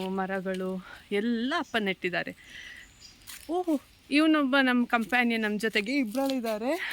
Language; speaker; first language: Kannada; non-native, local second language; Kodava